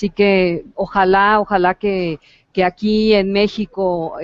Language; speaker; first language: Spanish; native; Spanish